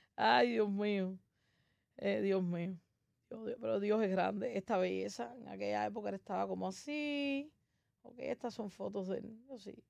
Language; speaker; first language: Spanish; native; Spanish